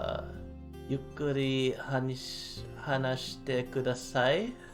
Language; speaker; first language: Japanese; non-native, learner; English